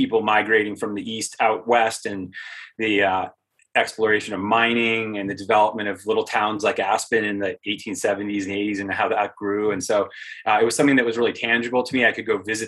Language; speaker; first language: English; native; English